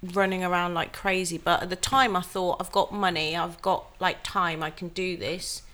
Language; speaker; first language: English; native; English